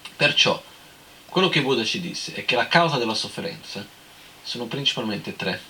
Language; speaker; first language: Italian; non-native, fluent; Portuguese